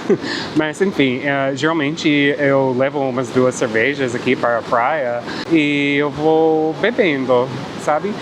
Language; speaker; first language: Portuguese; non-native, fluent; English